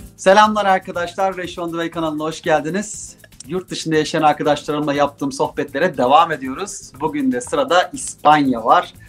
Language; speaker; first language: Turkish; native; Turkish